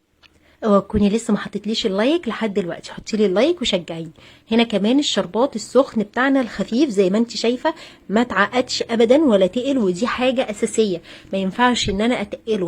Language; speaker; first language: Arabic; native; Arabic